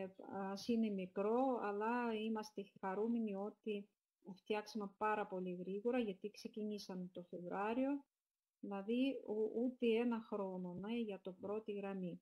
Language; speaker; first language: Greek; non-native, fluent; Russian